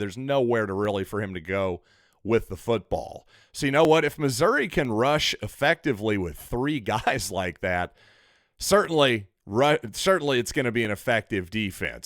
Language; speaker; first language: English; native; English